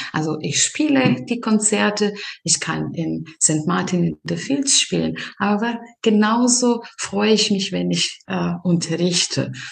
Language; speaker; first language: German; non-native, fluent; Serbian